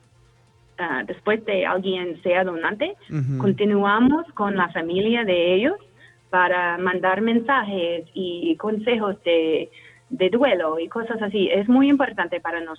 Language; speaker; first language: Spanish; non-native, fluent; English